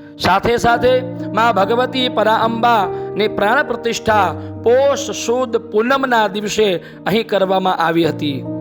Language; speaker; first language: Gujarati; native; Gujarati